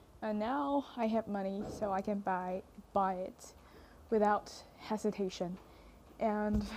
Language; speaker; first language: English; non-native, learner; Chinese